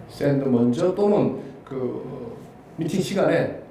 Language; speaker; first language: Korean; native; Korean